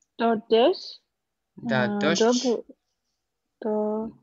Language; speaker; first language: Polish; non-native, learner; Russian